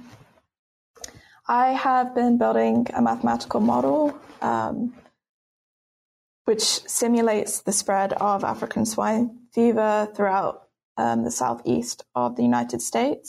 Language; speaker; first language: English; native; English